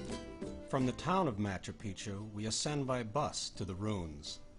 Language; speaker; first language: English; native; English